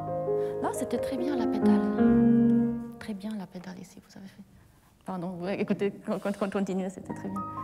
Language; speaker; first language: French; non-native, fluent; Japanese